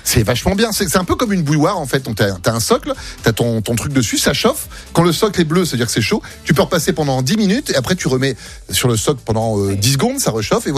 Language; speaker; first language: French; native; French